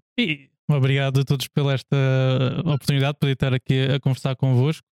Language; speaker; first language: Portuguese; native; Portuguese